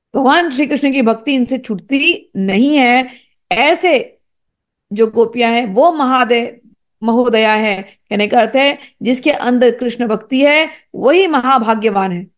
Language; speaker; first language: Hindi; native; Hindi